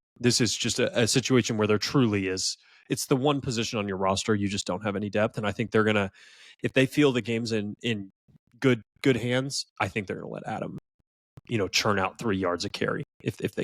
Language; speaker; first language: English; native; English